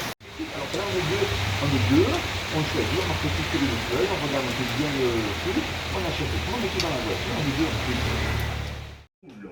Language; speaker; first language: French; native; French